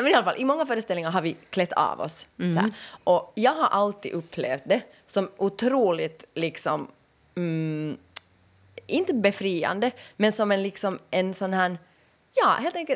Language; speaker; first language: Swedish; native; Swedish